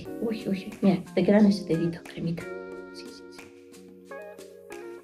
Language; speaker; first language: Spanish; native; Spanish